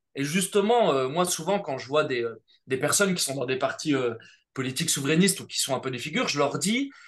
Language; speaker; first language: French; native; French